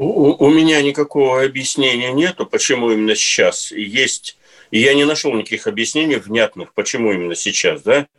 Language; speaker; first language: Russian; native; Russian